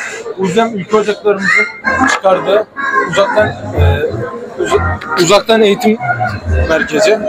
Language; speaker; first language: Turkish; non-native, fluent; Kyrgyz